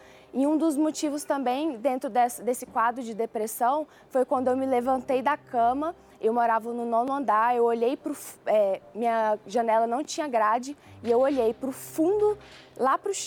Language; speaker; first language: Portuguese; early bilingual, other home language; Chinese